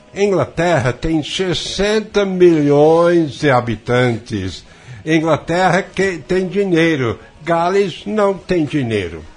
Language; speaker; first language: Portuguese; non-native, fluent; English